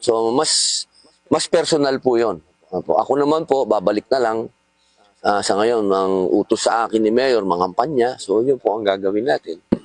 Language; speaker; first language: Filipino; native; Filipino